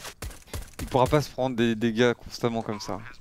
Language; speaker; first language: French; native; French